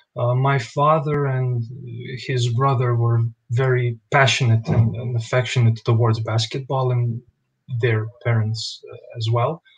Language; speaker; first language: English; non-native, fluent; Bosnian